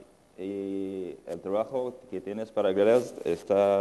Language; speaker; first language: Spanish; non-native, fluent; English